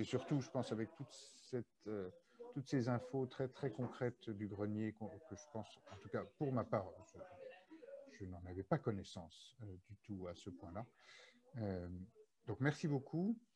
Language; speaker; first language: French; native; French